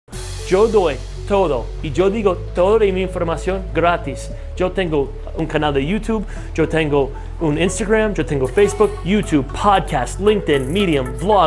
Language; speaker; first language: Spanish; non-native, fluent; English